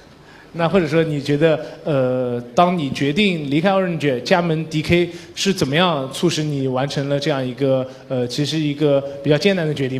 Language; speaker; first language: Chinese; native; Chinese